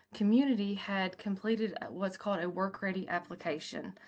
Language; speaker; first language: English; native; English